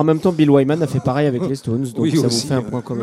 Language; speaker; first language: French; native; French